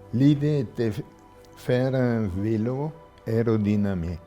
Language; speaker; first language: French; non-native, local second language; German